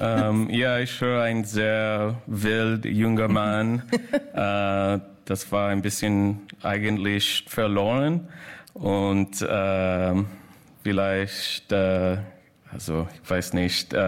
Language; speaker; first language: German; non-native, learner; English